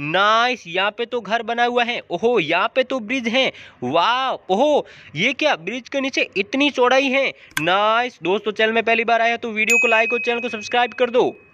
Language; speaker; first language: Hindi; native; Hindi